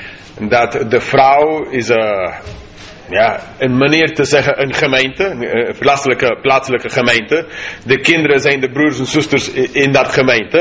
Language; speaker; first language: Dutch; non-native, fluent; English